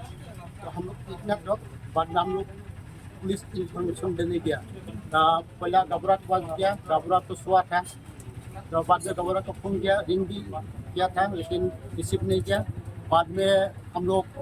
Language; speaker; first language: Hindi; non-native, local second language; Khasi